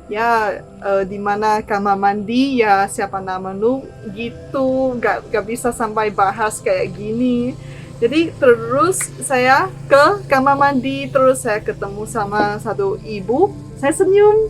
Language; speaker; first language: Indonesian; non-native, fluent; Chinese